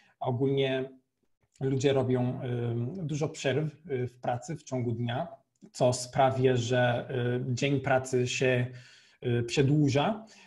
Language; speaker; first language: Polish; non-native, fluent; Portuguese